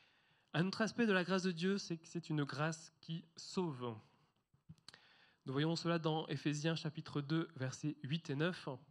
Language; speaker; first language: French; native; French